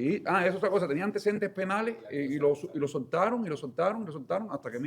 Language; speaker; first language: Spanish; native; Spanish